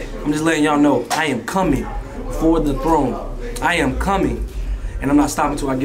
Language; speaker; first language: English; native; English